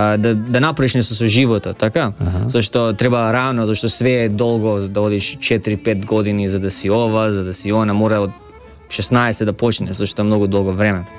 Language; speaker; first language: Macedonian; early bilingual, heritage; Macedonian